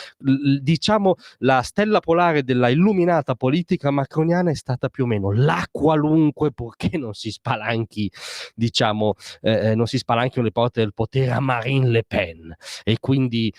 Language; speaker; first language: Italian; native; Italian